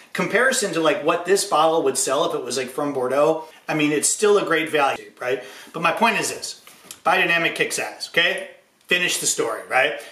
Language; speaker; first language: English; native; English